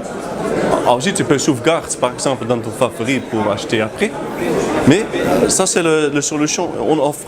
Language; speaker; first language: French; non-native, learner; Dutch